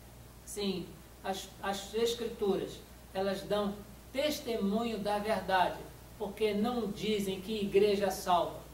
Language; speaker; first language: Portuguese; native; Portuguese